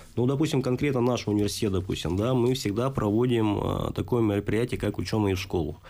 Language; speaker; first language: Russian; native; Russian